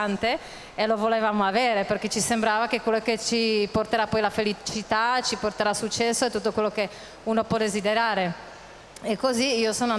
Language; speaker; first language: Italian; non-native, fluent; Czech